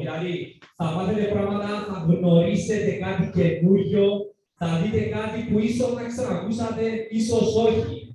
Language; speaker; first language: Greek; native; Greek